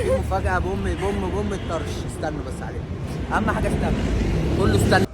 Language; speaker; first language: Arabic; native; Arabic